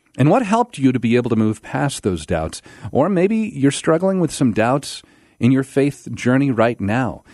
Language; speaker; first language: English; native; English